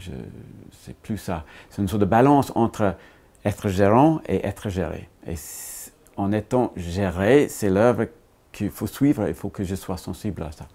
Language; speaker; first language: French; non-native, fluent; English